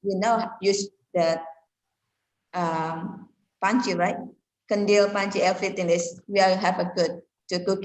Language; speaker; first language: English; non-native, learner; Indonesian